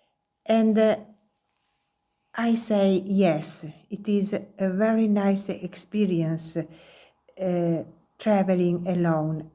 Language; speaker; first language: English; non-native, learner; Italian